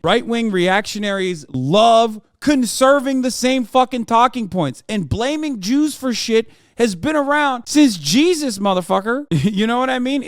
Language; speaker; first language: English; native; English